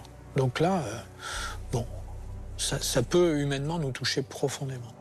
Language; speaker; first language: French; native; French